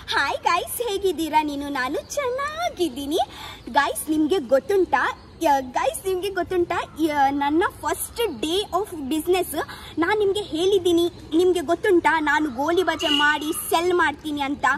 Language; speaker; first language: Kannada; non-native, local second language; Tulu